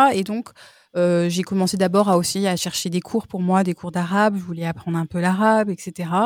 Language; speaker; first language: French; native; French